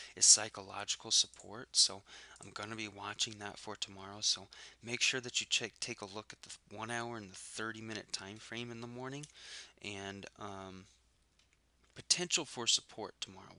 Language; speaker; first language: English; native; English